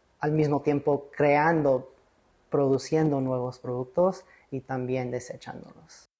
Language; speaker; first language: Spanish; early bilingual, heritage; English